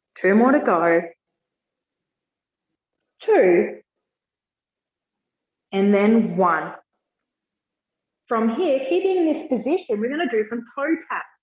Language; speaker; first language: English; native; English